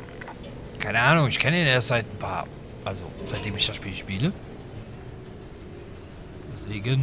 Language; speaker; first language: German; native; German